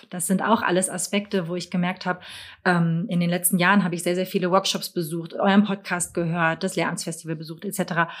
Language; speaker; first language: German; native; German